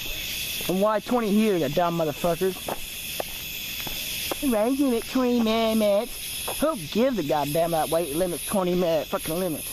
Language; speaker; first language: English; native; English